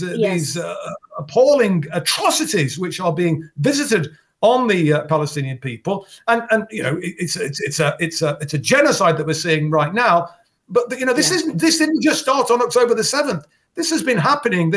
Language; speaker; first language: English; native; English